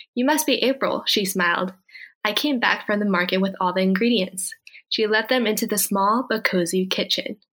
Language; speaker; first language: English; early bilingual, other home language; Korean